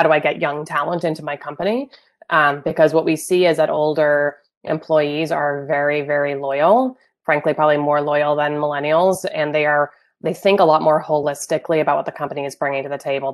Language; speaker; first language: English; native; English